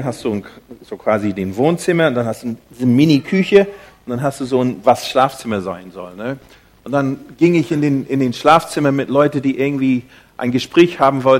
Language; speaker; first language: German; non-native, fluent; English